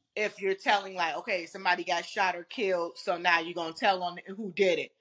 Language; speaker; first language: English; native; English